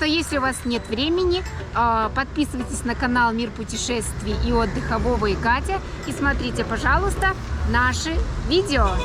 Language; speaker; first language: Russian; native; Russian